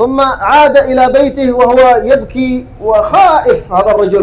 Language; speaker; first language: Arabic; native; Arabic